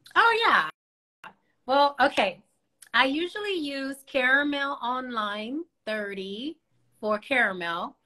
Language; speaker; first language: English; early bilingual, other home language; Spanish